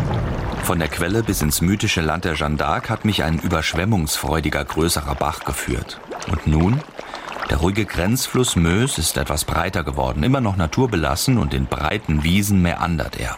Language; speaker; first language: German; native; German